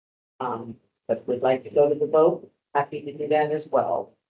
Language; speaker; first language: English; native; English